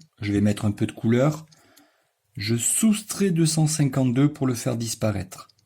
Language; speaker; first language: French; native; French